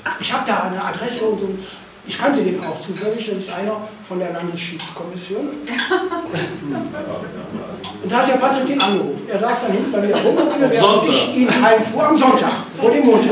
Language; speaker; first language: German; native; German